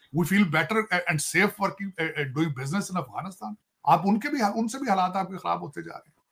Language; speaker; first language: Hindi; native; Hindi